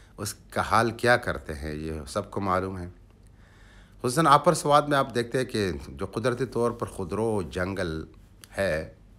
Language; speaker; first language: Urdu; non-native, local second language; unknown